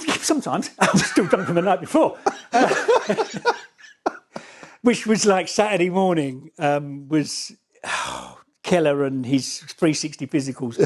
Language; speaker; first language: English; native; English